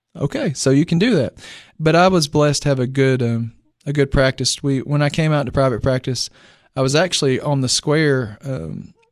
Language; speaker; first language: English; native; English